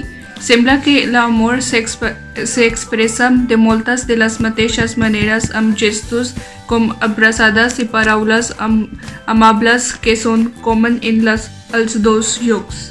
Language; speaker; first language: Catalan; non-native, learner; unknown